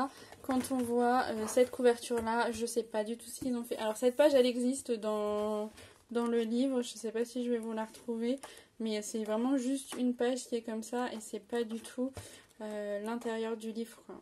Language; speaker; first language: French; native; French